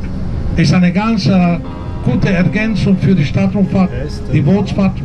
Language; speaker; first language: German; non-native, fluent; Spanish